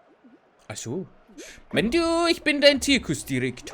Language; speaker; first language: German; native; German